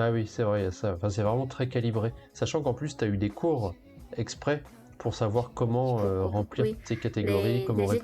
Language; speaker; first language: French; native; French